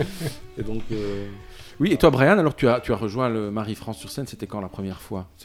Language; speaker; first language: French; native; French